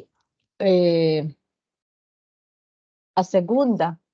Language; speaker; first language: Portuguese; non-native, learner; Spanish